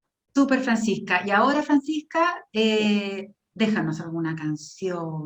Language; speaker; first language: Spanish; native; Spanish